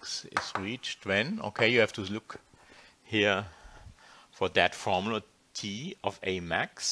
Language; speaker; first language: English; non-native, fluent; German